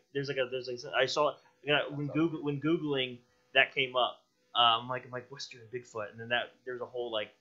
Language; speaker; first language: English; native; English